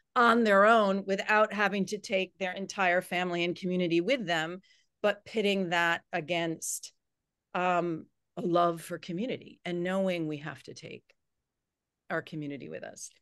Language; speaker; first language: English; native; English